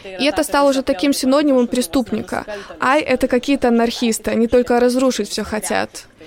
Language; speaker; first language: Russian; non-native, local second language; Lithuanian